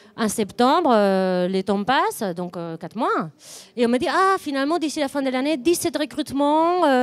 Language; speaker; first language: French; non-native, fluent; Spanish